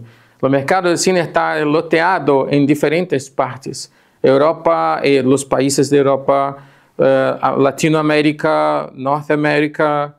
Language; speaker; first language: Spanish; non-native, fluent; Portuguese